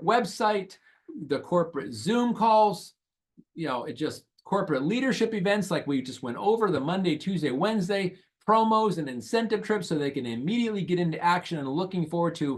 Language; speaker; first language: English; native; English